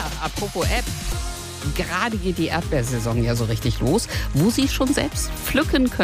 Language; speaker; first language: German; native; German